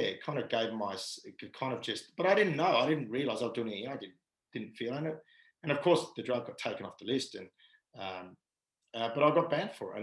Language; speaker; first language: English; native; English